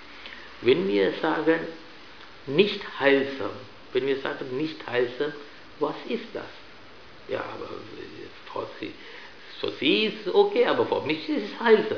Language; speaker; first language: German; non-native, fluent; Sinhala